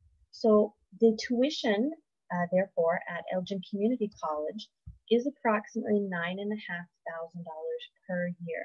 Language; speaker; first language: English; native; English